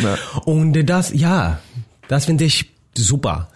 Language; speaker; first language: German; non-native, learner; Arabic